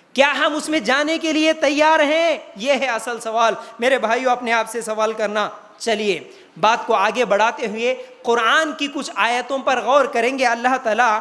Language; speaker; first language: Hindi; non-native, local second language; Urdu